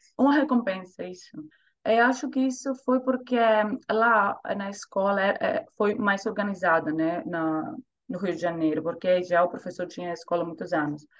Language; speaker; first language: Portuguese; non-native, fluent; Greek